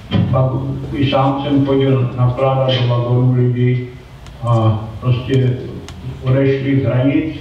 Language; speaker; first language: Czech; non-native, local second language; German